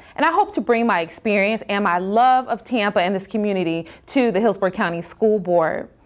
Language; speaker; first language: English; native; English